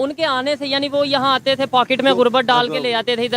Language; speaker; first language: Urdu; native; Urdu